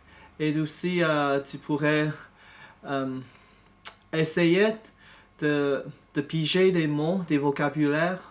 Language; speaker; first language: French; non-native, fluent; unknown